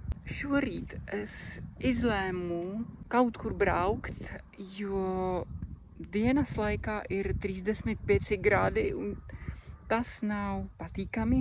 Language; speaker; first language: Latvian; non-native, fluent; Czech